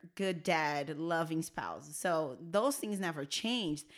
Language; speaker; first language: English; non-native, fluent; Portuguese